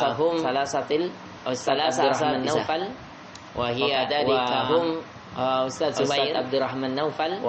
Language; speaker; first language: Arabic; non-native, fluent; Indonesian